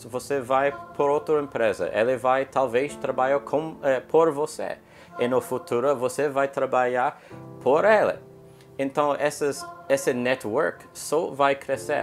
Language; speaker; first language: Portuguese; non-native, learner; English